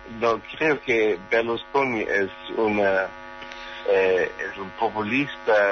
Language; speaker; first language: Spanish; non-native, learner; German